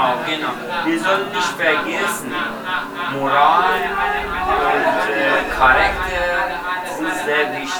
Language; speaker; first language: German; non-native, learner; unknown